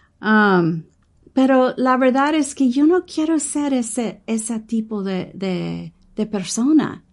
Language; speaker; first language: Spanish; non-native, learner; English